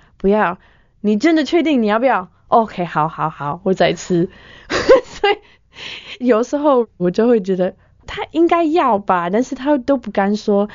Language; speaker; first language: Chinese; non-native, fluent; English